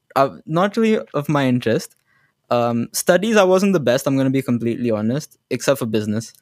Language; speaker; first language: English; non-native, local second language; Hindi